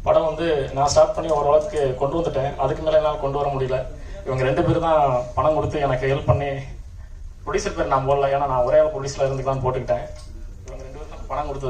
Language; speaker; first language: Tamil; native; Tamil